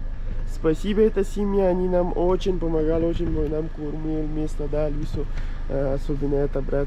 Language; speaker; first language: Russian; non-native, learner; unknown